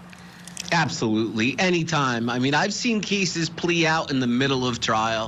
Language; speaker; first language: English; native; English